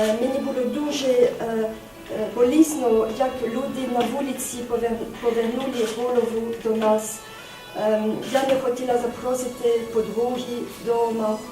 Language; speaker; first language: Ukrainian; non-native, fluent; French